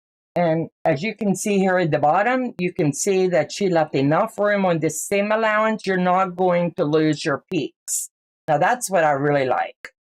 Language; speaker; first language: English; native; English